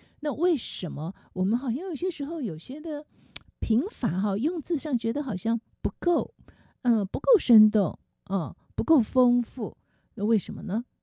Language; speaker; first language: Chinese; native; Chinese